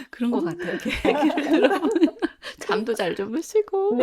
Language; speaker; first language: Korean; native; Korean